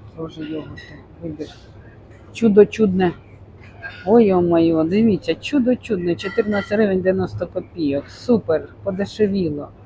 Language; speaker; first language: Ukrainian; native; Ukrainian